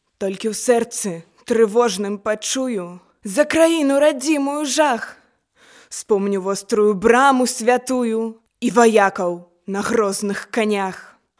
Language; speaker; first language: Belarusian; native; Belarusian